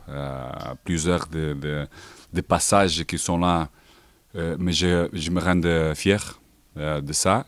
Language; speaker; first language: French; non-native, fluent; Portuguese